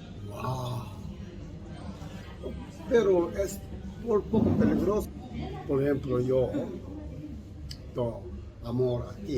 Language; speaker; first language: Spanish; non-native, learner; Korean